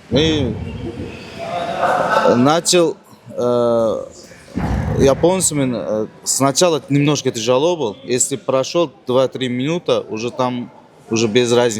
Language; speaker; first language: Russian; non-native, learner; Uzbek